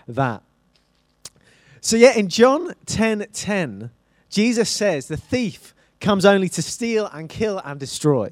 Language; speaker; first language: English; native; English